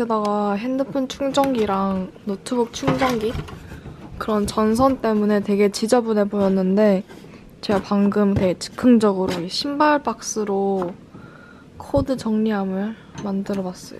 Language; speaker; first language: Korean; early bilingual, heritage; Korean